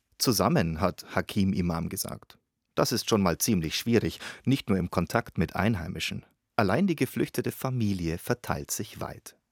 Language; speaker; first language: German; native; German